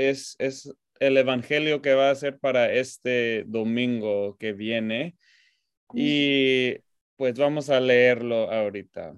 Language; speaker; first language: Spanish; non-native, fluent; English